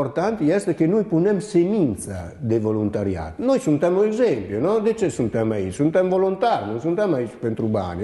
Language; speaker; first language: Romanian; non-native, fluent; Italian